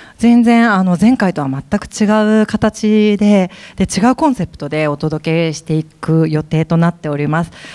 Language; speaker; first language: Japanese; native; Japanese